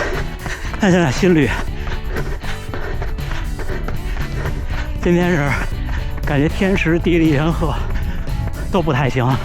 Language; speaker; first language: Chinese; native; Chinese